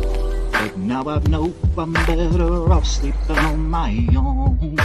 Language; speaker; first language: English; native; English